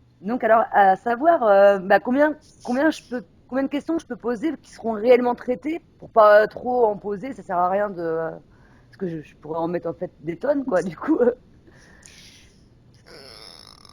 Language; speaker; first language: French; native; French